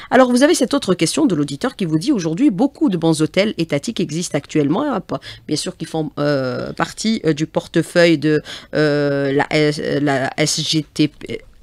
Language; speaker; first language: French; non-native, local second language; Arabic